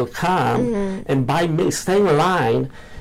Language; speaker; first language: English; non-native, learner; Romanian